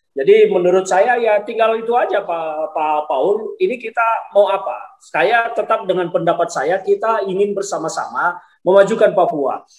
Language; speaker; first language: Indonesian; native; Indonesian